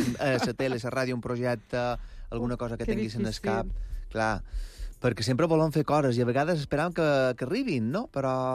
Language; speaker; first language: Catalan; native; Catalan